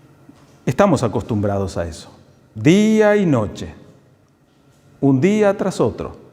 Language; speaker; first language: Spanish; native; Spanish